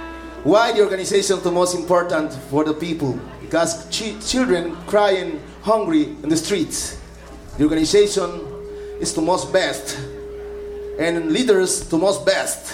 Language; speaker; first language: English; non-native, learner; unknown